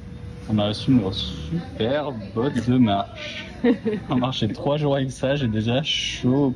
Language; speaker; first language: French; native; French